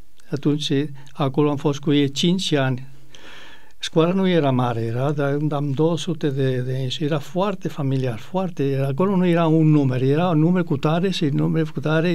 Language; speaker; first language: Romanian; non-native, fluent; Spanish